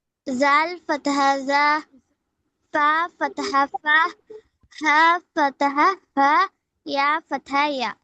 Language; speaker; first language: Arabic; non-native, learner; Tamil